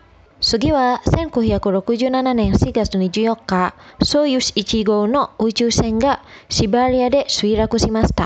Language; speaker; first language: Japanese; non-native, fluent; Indonesian